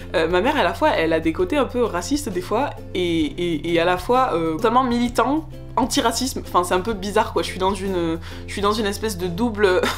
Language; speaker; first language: French; native; French